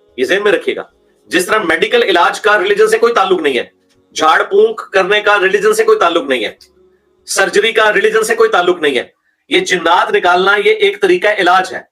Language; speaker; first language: Urdu; native; Urdu